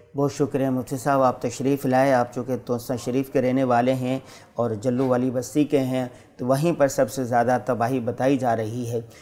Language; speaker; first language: Urdu; non-native, local second language; Saraiki